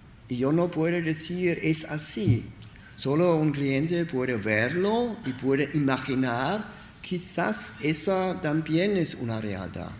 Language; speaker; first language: Spanish; non-native, learner; German